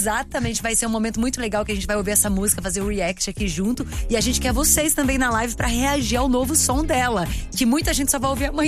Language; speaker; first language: Portuguese; native; Portuguese